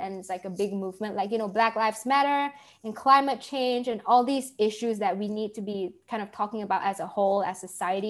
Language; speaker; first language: English; non-native, local second language; Malay